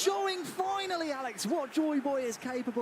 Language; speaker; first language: English; native; English